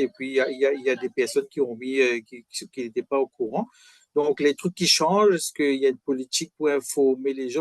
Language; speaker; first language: French; non-native, local second language; Morisyen